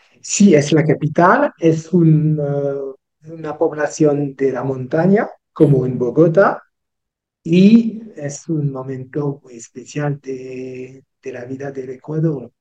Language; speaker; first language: Spanish; non-native, learner; French